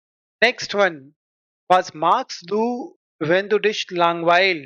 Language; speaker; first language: German; non-native, fluent; Hindi